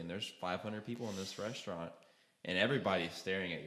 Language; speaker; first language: English; native; English